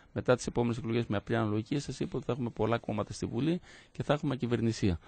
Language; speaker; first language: Greek; native; Greek